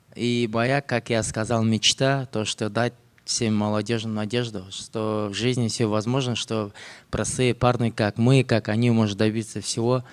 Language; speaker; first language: Russian; non-native, local second language; Kazakh